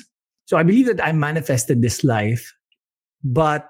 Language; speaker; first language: English; non-native, local second language; Filipino